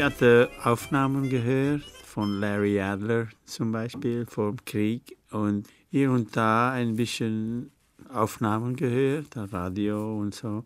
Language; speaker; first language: German; non-native, learner; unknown